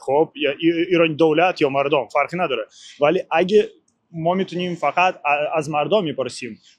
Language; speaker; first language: Persian; non-native, learner; Ukrainian